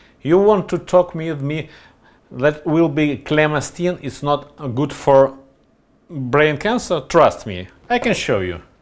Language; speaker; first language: English; non-native, learner; Russian